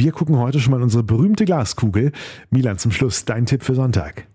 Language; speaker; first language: German; native; German